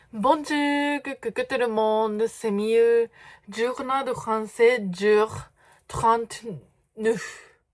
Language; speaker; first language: French; non-native, learner; Japanese